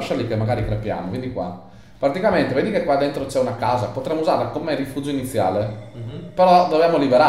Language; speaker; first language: Italian; native; Italian